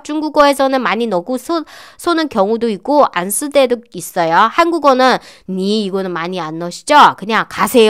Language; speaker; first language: Korean; non-native, fluent; Chinese